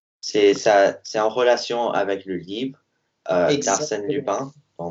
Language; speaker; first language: French; non-native, learner; English